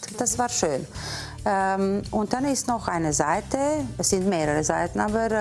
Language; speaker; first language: German; non-native, fluent; Romanian